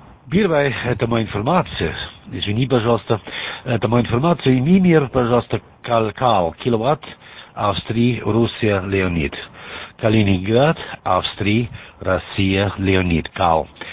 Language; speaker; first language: Russian; non-native, learner; German